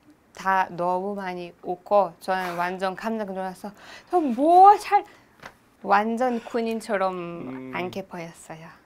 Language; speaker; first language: Korean; non-native, learner; Hebrew